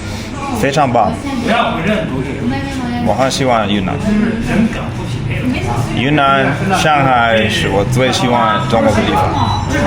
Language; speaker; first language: Chinese; non-native, learner; English